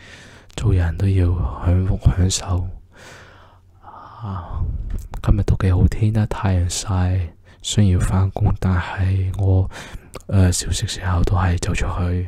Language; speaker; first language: Cantonese; early bilingual, heritage; Cantonese